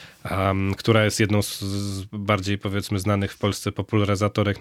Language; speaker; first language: Polish; native; Polish